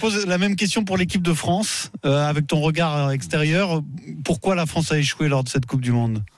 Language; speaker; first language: French; native; French